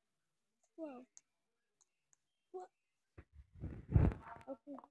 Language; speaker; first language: English; native; English